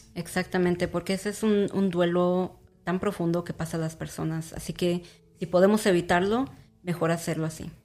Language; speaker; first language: Spanish; early bilingual, heritage; Spanish